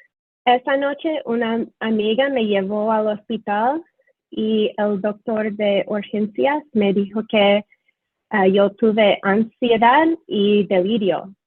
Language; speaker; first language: Spanish; non-native, fluent; English